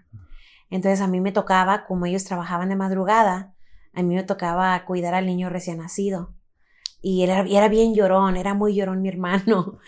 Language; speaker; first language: Spanish; early bilingual, heritage; Spanish